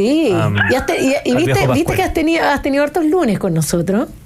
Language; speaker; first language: Spanish; native; Spanish